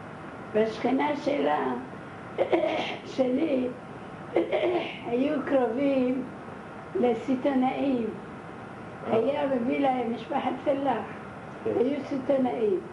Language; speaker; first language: Hebrew; non-native, fluent; Arabic